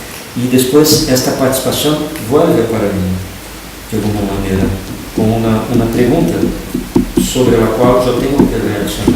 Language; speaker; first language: Spanish; non-native, fluent; Portuguese